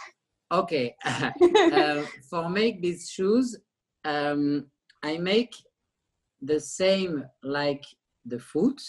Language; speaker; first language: English; non-native, learner; French